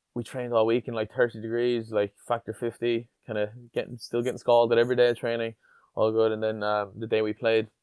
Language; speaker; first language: English; native; English